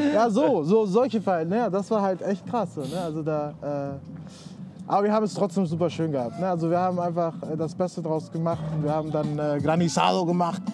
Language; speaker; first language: German; early bilingual, other home language; Spanish